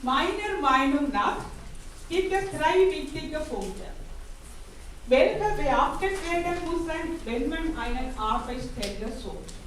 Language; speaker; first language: German; non-native, fluent; Tamil